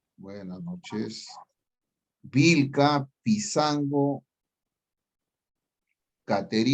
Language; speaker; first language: Spanish; native; Spanish